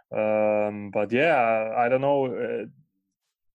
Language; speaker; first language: English; non-native, fluent; Swiss German